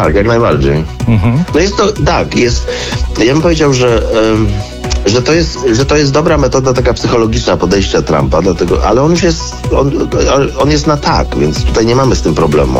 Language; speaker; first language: Polish; native; Polish